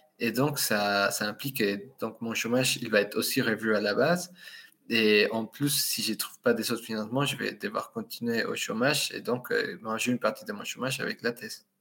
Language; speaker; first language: French; non-native, fluent; Spanish